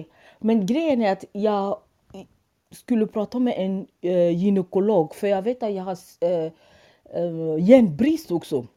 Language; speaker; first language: Swedish; non-native, fluent; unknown